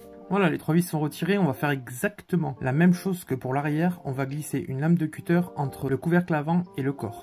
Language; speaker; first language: French; native; French